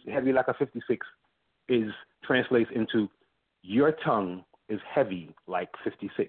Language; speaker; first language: English; early bilingual, other home language; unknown